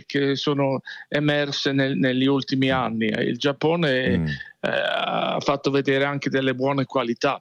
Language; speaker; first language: Italian; non-native, fluent; Swedish